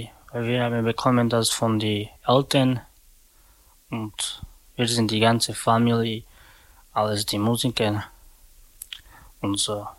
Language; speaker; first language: German; non-native, learner; Slovak